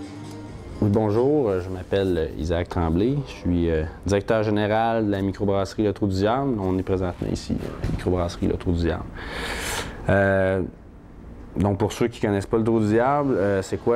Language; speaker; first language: French; native; French